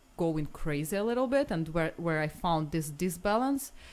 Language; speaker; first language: English; non-native, fluent; Russian